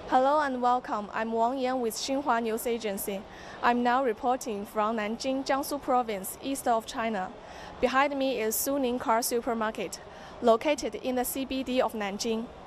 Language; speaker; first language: English; non-native, fluent; Chinese